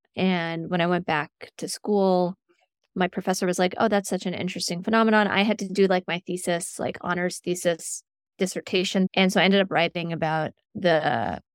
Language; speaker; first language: English; native; English